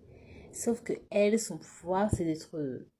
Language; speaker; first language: French; native; French